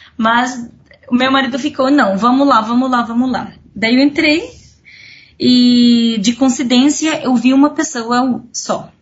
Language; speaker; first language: Portuguese; non-native, fluent; Arabic